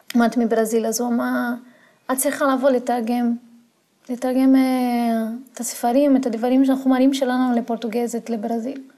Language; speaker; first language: Hebrew; non-native, fluent; Portuguese